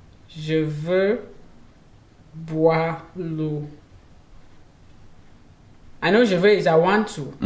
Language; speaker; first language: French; non-native, learner; English